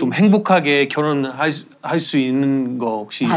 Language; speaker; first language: Korean; non-native, fluent; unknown